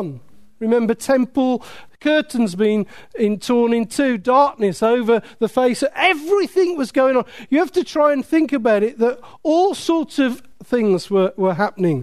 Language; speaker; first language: English; native; English